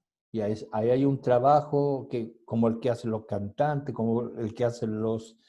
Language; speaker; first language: Spanish; native; Spanish